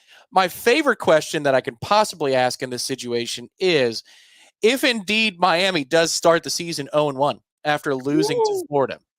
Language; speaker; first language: English; native; English